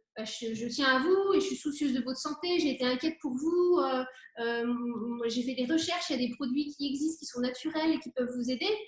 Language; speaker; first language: French; native; French